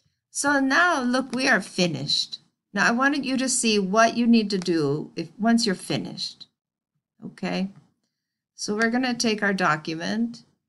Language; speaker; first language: English; native; English